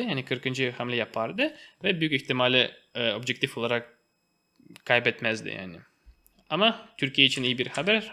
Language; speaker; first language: Turkish; non-native, fluent; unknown